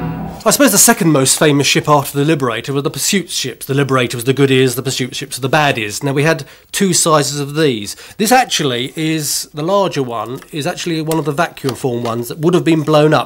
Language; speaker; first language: English; native; English